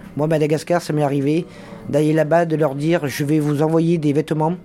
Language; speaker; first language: French; native; French